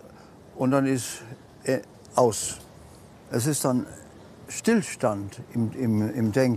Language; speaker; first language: German; native; German